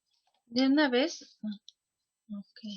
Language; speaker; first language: Spanish; native; Spanish